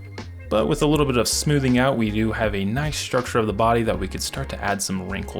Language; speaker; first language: English; native; English